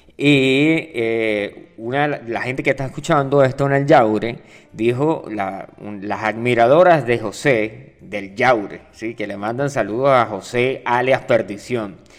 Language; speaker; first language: Spanish; native; Spanish